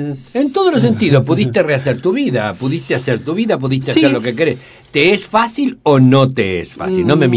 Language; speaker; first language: Spanish; native; Spanish